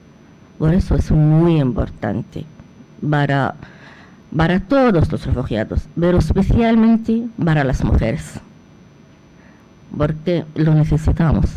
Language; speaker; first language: Spanish; non-native, fluent; Arabic